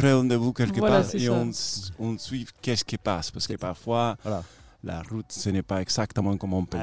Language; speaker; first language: French; non-native, fluent; Spanish